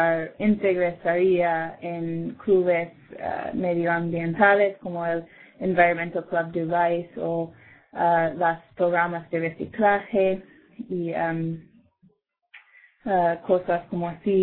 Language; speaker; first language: Spanish; non-native, learner; English